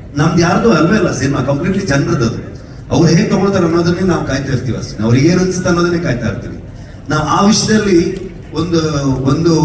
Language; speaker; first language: Kannada; native; Kannada